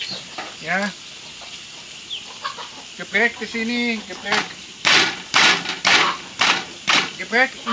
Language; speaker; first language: Indonesian; non-native, learner; Dutch